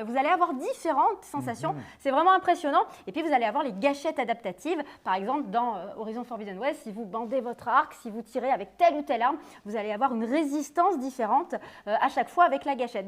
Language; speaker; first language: French; native; French